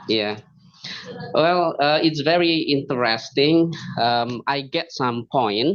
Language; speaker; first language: English; non-native, learner; Indonesian